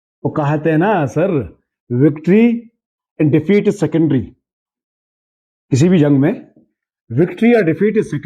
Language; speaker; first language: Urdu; native; Urdu